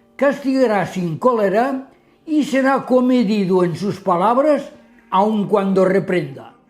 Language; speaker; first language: Spanish; non-native, local second language; Catalan